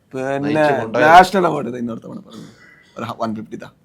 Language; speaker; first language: Malayalam; non-native, learner; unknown